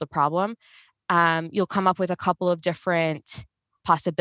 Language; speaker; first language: English; native; English